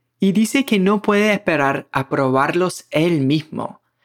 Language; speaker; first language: Spanish; native; Spanish